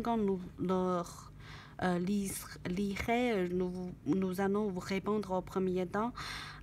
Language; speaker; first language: French; non-native, learner; Chinese